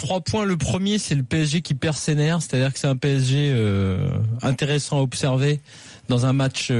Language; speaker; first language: French; native; French